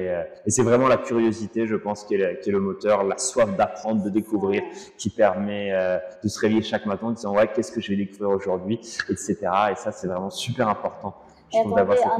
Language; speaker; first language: French; native; French